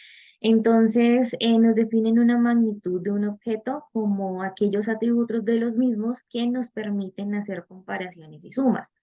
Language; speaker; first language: Spanish; native; Spanish